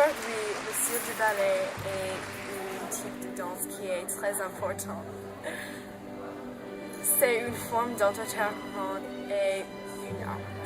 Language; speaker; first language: French; non-native, learner; English